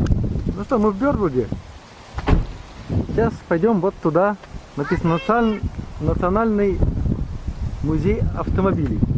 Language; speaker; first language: Russian; native; Russian